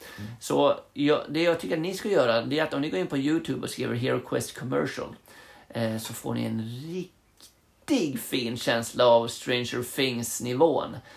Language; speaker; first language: Swedish; early bilingual, other home language; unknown